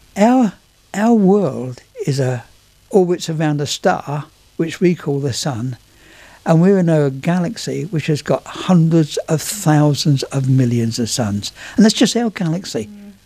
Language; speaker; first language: English; native; English